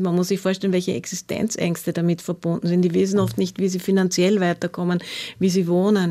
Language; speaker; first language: German; native; German